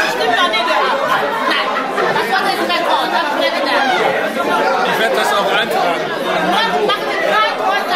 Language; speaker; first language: German; early bilingual, other home language; Lingala